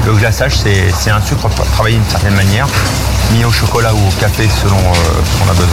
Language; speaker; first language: French; native; French